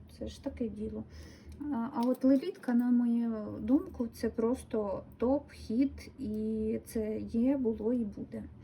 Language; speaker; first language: Ukrainian; non-native, local second language; Russian